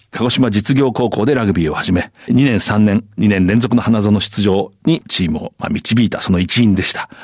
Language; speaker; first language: Japanese; native; Japanese